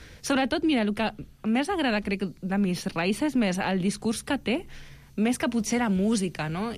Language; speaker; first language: Catalan; early bilingual, other home language; Arabic